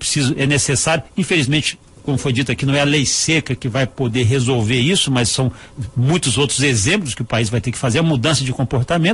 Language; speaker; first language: Portuguese; native; Portuguese